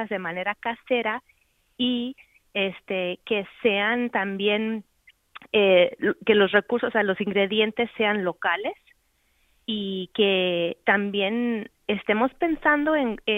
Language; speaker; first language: Spanish; native; Spanish